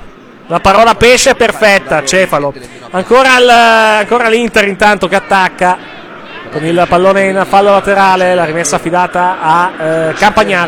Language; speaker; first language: Italian; native; Italian